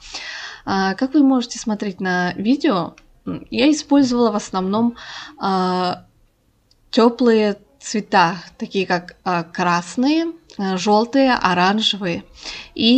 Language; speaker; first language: Russian; non-native, local second language; Kazakh